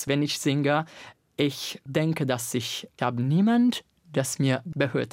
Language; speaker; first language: German; non-native, fluent; Italian